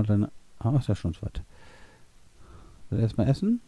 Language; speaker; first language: German; native; German